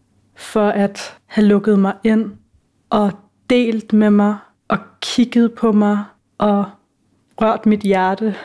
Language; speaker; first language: Danish; early bilingual, other home language; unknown